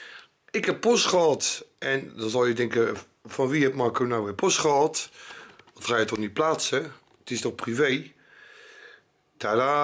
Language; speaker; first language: Dutch; native; Dutch